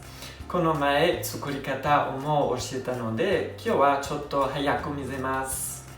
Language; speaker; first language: Japanese; non-native, learner; Italian